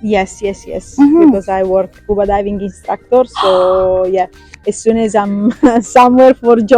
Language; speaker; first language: English; non-native, fluent; Italian